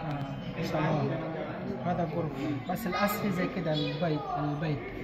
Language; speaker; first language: Arabic; non-native, fluent; Indonesian